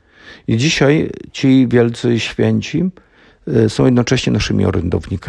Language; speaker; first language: Polish; native; Polish